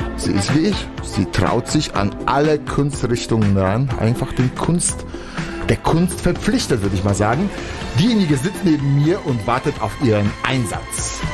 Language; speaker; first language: German; non-native, fluent; Polish